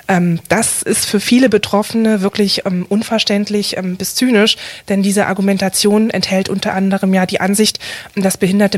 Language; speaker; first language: German; native; German